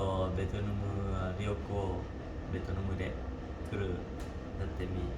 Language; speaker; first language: Japanese; non-native, learner; Vietnamese